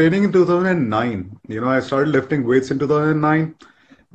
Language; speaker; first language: English; non-native, local second language; Hindi